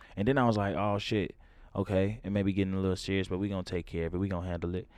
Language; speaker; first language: English; native; English